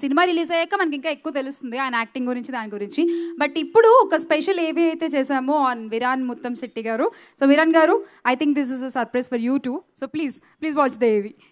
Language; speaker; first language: Telugu; native; Telugu